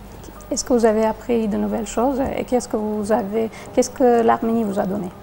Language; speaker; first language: French; non-native, fluent; Armenian